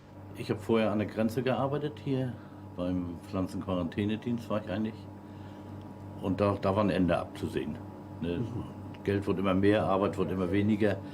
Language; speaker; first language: German; native; German